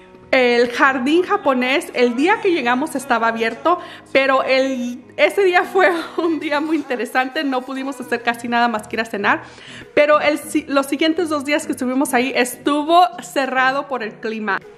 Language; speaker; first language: Spanish; native; Spanish